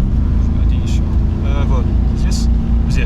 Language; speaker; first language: Russian; non-native, learner; English